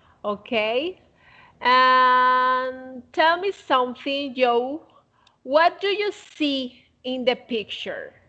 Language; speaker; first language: English; non-native, fluent; Spanish